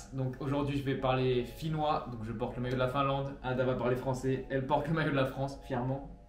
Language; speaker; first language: French; native; French